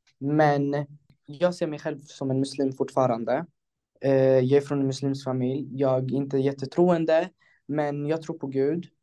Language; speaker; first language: Swedish; early bilingual, other home language; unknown